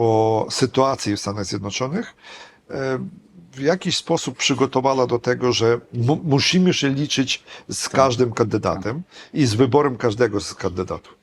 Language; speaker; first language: Polish; non-native, fluent; Ukrainian